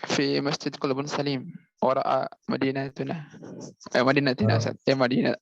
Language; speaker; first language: Arabic; non-native, learner; Indonesian